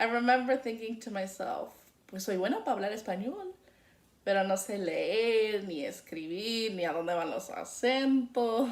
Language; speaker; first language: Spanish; early bilingual, heritage; Spanish